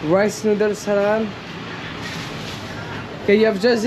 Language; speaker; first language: English; non-native, learner; French